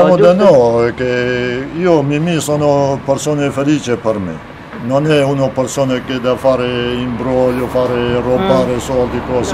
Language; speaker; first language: Italian; non-native, learner; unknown